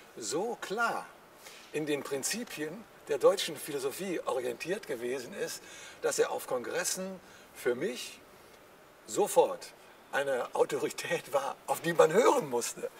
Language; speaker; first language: German; native; German